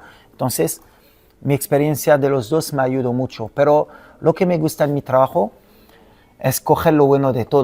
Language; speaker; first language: Spanish; non-native, fluent; French